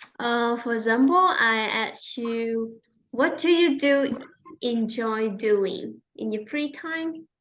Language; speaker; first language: English; non-native, fluent; Vietnamese